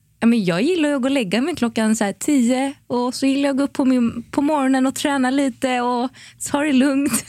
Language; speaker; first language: Swedish; native; Swedish